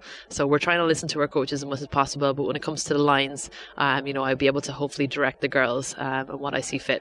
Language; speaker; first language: English; native; English